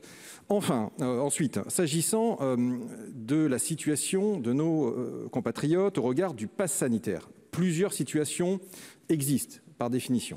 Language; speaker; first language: French; native; French